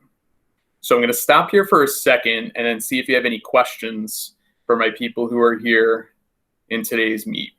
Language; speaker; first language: English; native; English